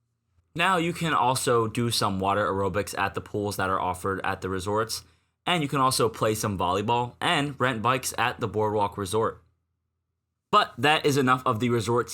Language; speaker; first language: English; native; English